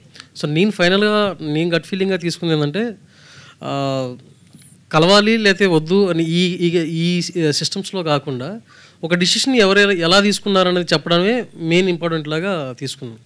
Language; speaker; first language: Telugu; native; Telugu